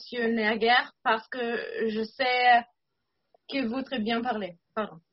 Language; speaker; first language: French; non-native, fluent; German